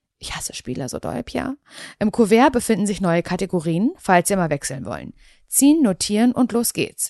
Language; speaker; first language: German; native; German